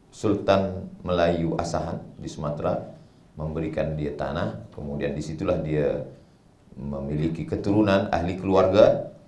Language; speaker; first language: Malay; native; Malay